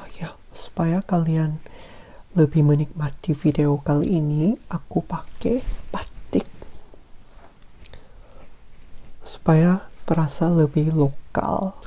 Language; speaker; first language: Indonesian; non-native, fluent; Korean